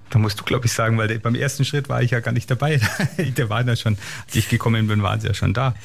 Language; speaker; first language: German; native; German